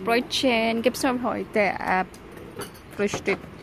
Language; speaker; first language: German; non-native, learner; Filipino